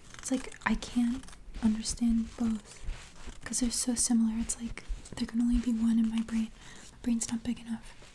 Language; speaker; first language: English; native; English